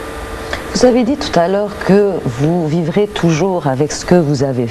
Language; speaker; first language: French; native; French